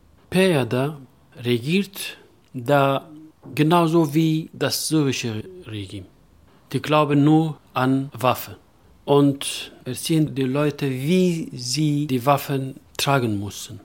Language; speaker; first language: German; non-native, local second language; Kurdish